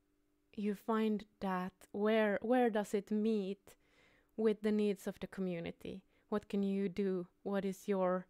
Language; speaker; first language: English; non-native, fluent; Finnish